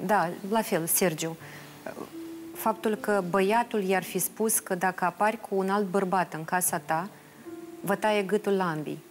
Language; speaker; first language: Romanian; native; Romanian